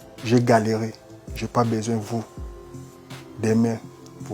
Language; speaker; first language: French; non-native, local second language; Lingala